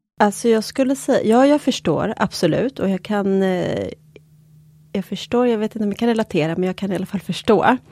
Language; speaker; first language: Swedish; early bilingual, other home language; Polish